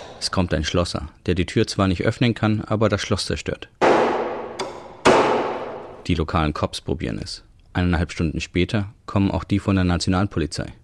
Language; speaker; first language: German; native; German